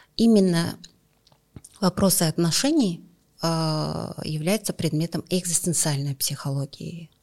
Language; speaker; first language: Russian; non-native, local second language; Kazakh